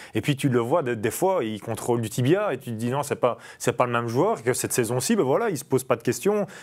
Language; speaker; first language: French; native; French